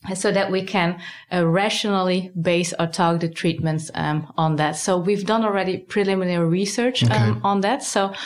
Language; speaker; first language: English; non-native, fluent; Dutch